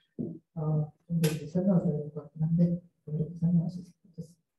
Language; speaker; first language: Korean; native; Korean